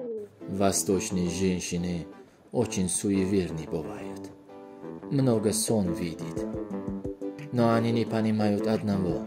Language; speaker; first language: Russian; non-native, local second language; Uzbek